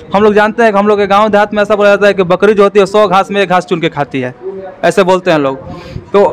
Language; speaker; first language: Hindi; native; Hindi